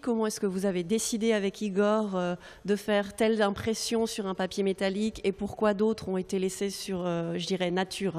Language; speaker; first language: French; native; French